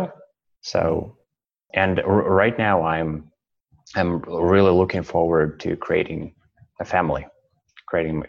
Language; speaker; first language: English; non-native, fluent; Russian